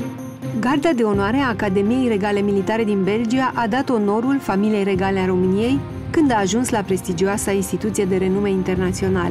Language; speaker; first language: Romanian; native; Romanian